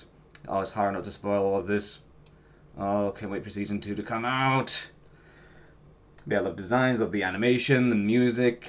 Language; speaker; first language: English; native; English